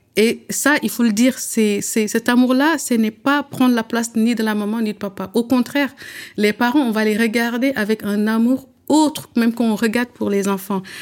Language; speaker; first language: French; early bilingual, other home language; Wolof